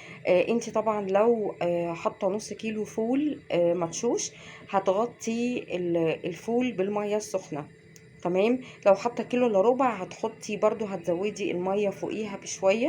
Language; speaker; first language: Arabic; native; Arabic